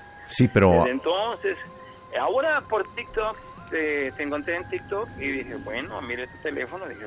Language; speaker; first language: Spanish; native; Spanish